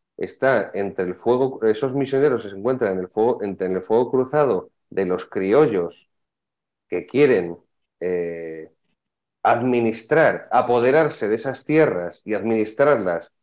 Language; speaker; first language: Spanish; native; Spanish